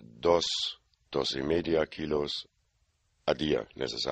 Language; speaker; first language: Spanish; non-native, learner; German